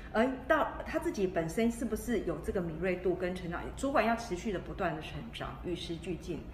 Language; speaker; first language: Chinese; native; Chinese